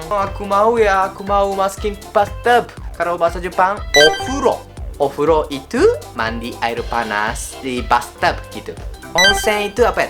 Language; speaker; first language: Indonesian; non-native, learner; Japanese